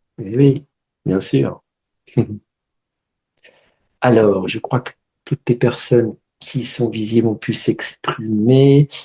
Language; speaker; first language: French; native; French